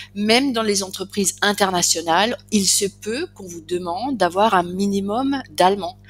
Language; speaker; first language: French; native; French